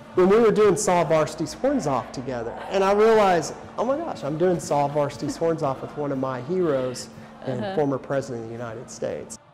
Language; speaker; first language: English; native; English